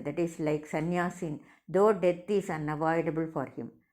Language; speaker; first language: English; non-native, local second language; Tamil